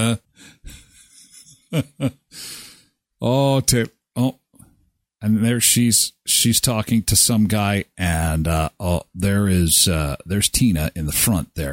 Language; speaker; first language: English; native; English